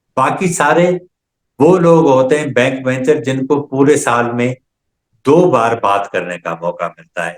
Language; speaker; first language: Urdu; non-native, local second language; Sindhi